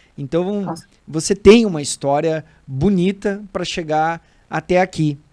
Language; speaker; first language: Portuguese; native; Portuguese